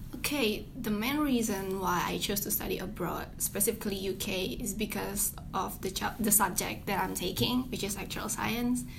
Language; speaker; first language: English; non-native, fluent; Indonesian